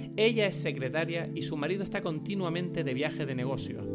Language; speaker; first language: Spanish; non-native, fluent; French